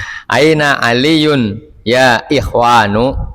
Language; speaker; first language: Arabic; non-native, learner; Indonesian